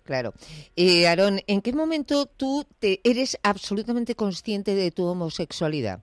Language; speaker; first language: Spanish; native; Spanish